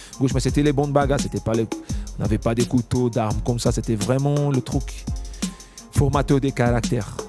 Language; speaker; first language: French; non-native, fluent; Portuguese